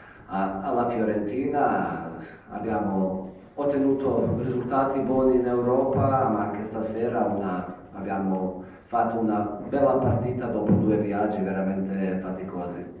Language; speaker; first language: Italian; non-native, fluent; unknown